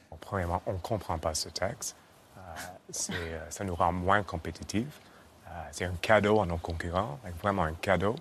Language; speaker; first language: French; non-native, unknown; English